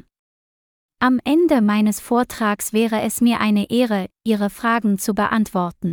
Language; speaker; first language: German; non-native, learner; Vietnamese